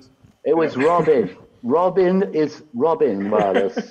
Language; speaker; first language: German; non-native, fluent; English